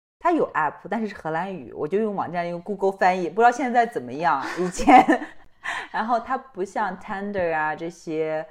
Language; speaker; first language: Chinese; non-native, local second language; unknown